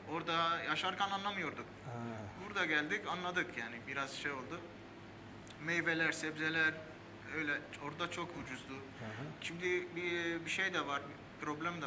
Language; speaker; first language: Turkish; early bilingual, heritage; Armenian